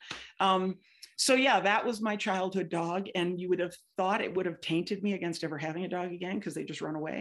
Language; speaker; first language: English; native; English